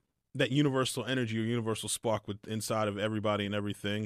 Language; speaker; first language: English; native; English